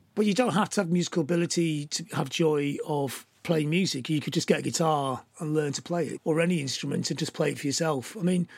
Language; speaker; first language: English; native; English